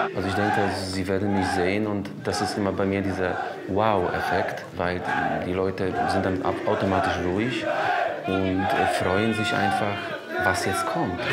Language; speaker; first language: German; non-native, fluent; Polish